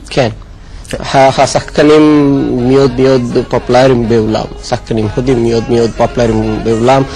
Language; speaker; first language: Hebrew; non-native, learner; Hindi